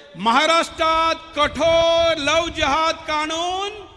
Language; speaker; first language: Hindi; non-native, local second language; Marathi